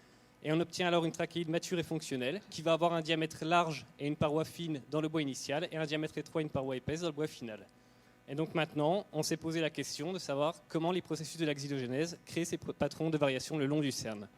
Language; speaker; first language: French; native; French